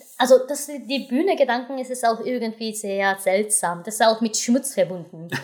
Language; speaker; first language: German; non-native, fluent; Japanese